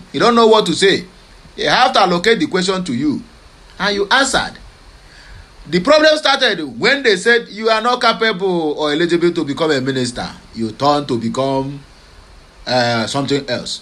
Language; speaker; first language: English; non-native, local second language; Igbo